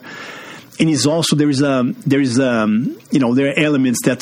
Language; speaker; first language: English; non-native, fluent; Portuguese